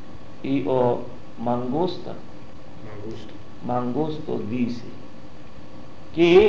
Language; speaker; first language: Portuguese; non-native, learner; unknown